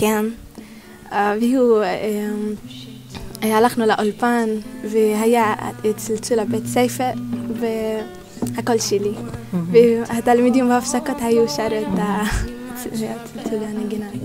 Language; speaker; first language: Hebrew; non-native, local second language; Arabic